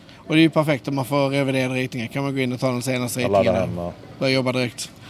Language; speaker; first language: Swedish; native; Swedish